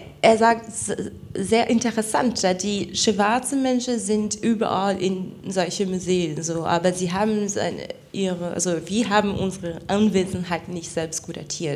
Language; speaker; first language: German; non-native, fluent; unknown